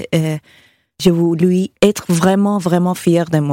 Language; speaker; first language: French; non-native, learner; Persian